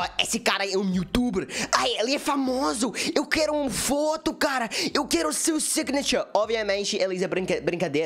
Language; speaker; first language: Portuguese; non-native, learner; English